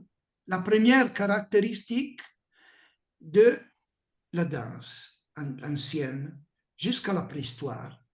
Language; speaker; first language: French; non-native, learner; Italian